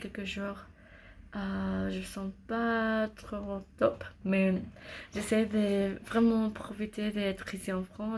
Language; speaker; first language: French; non-native, learner; English